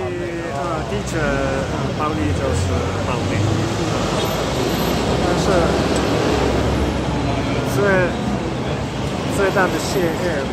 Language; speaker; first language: Chinese; non-native, learner; Italian